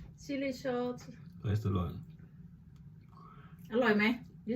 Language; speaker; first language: English; non-native, learner; Thai